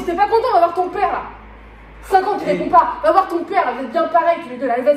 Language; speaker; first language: French; native; French